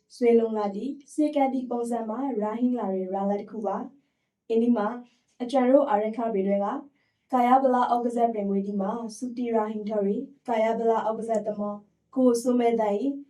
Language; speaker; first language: Burmese; native; Burmese